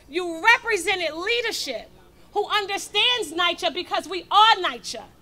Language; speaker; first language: English; native; English